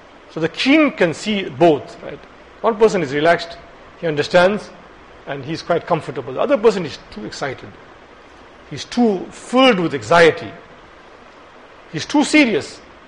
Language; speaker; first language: English; native; English